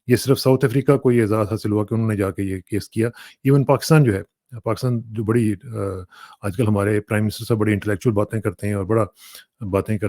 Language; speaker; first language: Urdu; native; Urdu